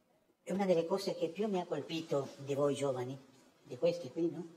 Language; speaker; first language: Italian; non-native, fluent; Spanish